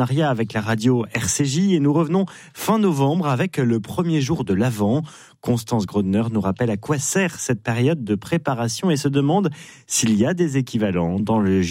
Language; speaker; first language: French; native; French